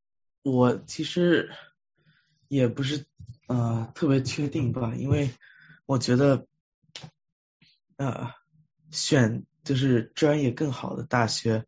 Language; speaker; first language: Chinese; early bilingual, heritage; Chinese